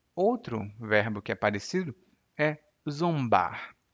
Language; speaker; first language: Portuguese; native; Portuguese